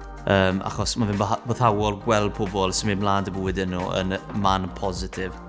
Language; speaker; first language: Welsh; native; Welsh